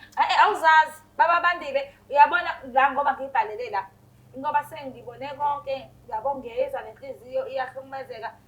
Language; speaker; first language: Zulu; native; Zulu